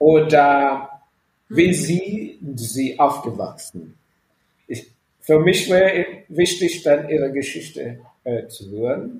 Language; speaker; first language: German; non-native, fluent; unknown